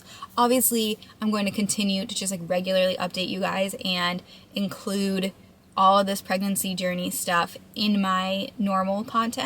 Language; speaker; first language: English; native; English